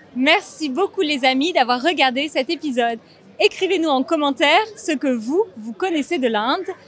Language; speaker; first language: French; native; French